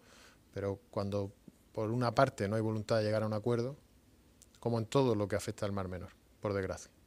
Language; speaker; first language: Spanish; native; Spanish